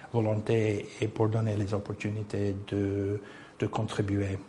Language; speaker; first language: French; non-native, fluent; English